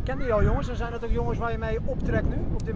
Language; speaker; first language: Dutch; native; Dutch